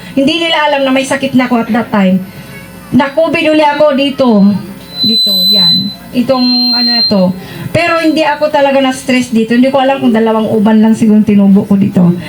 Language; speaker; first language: Filipino; non-native, local second language; Iloko